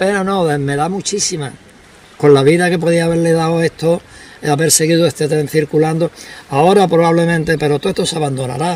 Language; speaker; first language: Spanish; native; Spanish